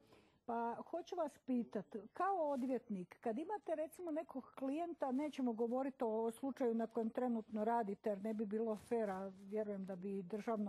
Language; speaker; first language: Croatian; native; Croatian